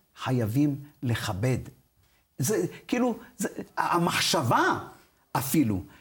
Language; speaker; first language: Hebrew; early bilingual, other home language; Arabic